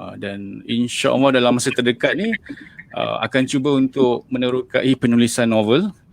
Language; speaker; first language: Malay; native; Malay